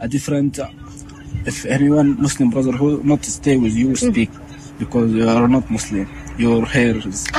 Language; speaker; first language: English; non-native, learner; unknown